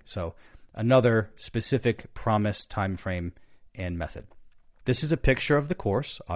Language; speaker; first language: English; native; English